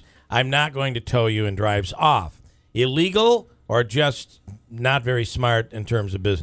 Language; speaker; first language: English; native; English